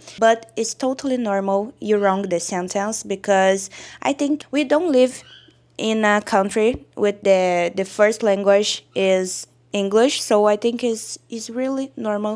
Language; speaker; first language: English; non-native, learner; Portuguese